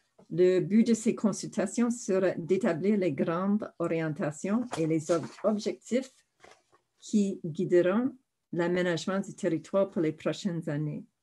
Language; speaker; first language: French; native; French